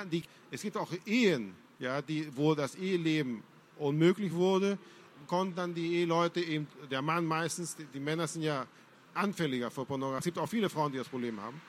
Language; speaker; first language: German; non-native, fluent; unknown